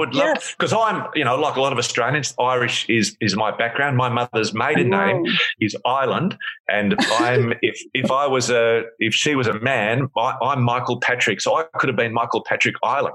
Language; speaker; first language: English; native; English